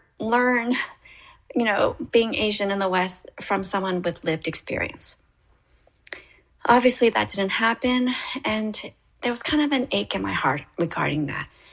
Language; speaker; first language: English; native; English